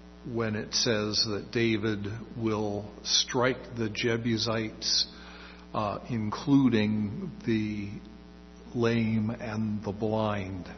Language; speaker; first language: English; native; English